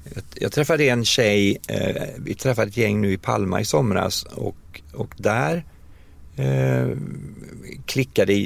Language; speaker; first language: Swedish; native; Swedish